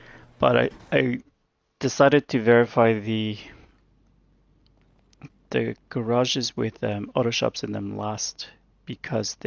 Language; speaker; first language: English; native; English